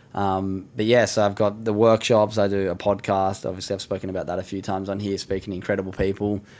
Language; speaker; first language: English; native; English